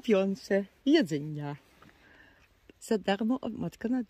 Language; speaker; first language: Polish; non-native, learner; Dutch